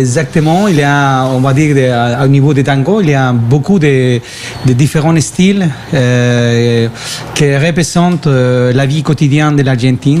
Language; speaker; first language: French; non-native, fluent; Spanish